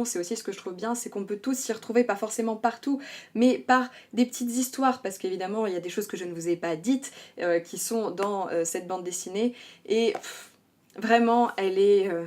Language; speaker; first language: French; native; French